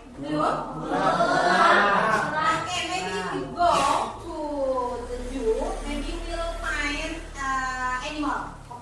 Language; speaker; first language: English; non-native, learner; Indonesian